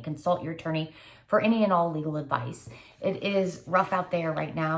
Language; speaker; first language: English; native; English